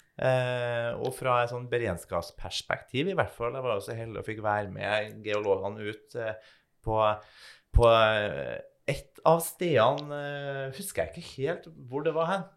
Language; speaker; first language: Norwegian; native; Norwegian